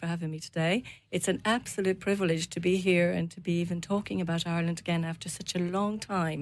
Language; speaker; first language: English; native; English